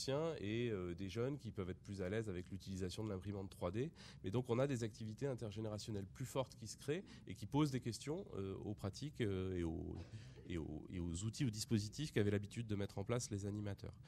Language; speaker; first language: French; native; French